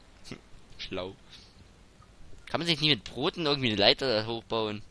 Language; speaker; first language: German; native; German